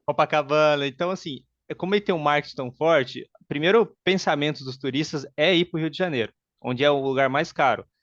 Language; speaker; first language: Portuguese; native; Portuguese